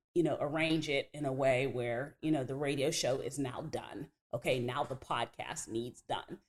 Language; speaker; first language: English; native; English